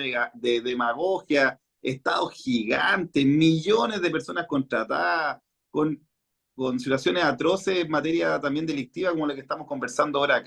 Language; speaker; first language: Spanish; native; Spanish